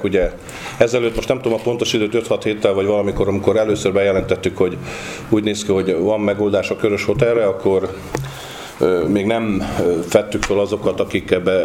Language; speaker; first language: Hungarian; native; Hungarian